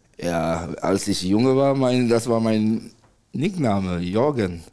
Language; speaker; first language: German; non-native, fluent; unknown